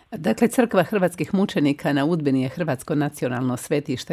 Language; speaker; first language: Croatian; native; Croatian